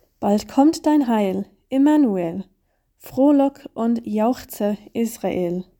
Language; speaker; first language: German; non-native, learner; English